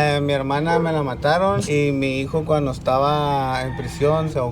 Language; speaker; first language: Spanish; native; Spanish